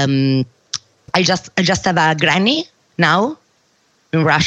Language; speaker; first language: English; non-native, learner; Russian